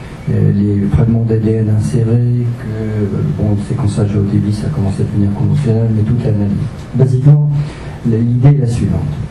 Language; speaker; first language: French; native; French